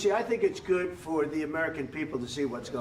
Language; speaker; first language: English; native; English